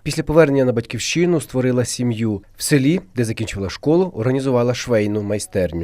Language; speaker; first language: Ukrainian; native; Ukrainian